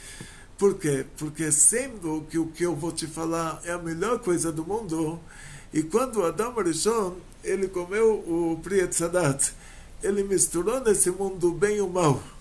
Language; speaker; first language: Portuguese; native; Portuguese